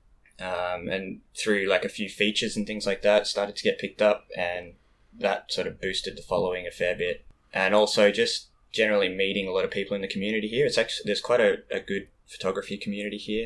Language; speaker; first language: English; native; English